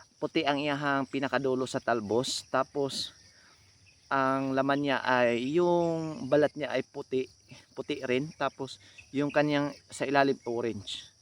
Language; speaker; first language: Filipino; non-native, local second language; Cebuano